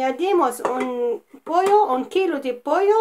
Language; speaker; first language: Spanish; non-native, fluent; Arabic